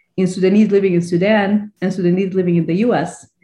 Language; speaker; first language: English; non-native, fluent; Arabic